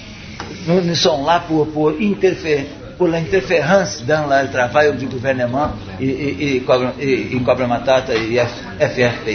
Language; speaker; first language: French; non-native, learner; Portuguese